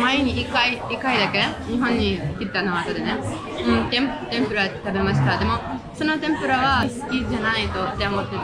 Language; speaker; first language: Japanese; non-native, learner; Ukrainian